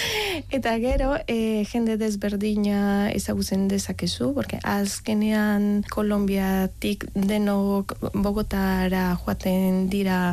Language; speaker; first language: Basque; non-native, fluent; Spanish